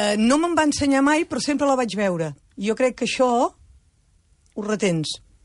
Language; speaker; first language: Catalan; native; Catalan